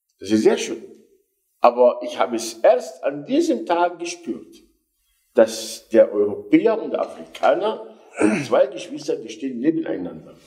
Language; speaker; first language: German; non-native, fluent; Arabic